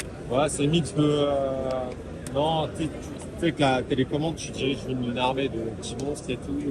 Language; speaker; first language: French; native; French